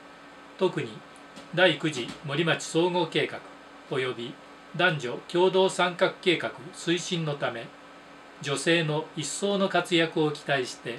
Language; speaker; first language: Japanese; native; Japanese